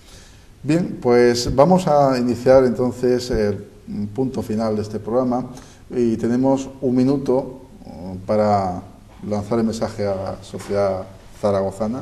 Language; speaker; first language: Spanish; native; Spanish